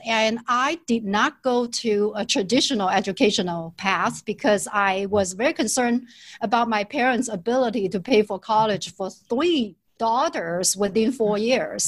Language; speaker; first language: English; non-native, fluent; Chinese